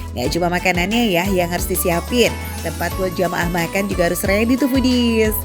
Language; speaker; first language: Indonesian; native; Indonesian